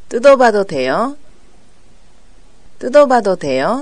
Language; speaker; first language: Korean; non-native, fluent; Japanese